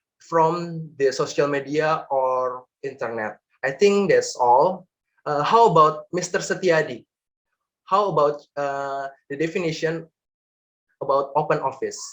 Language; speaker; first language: English; non-native, learner; Indonesian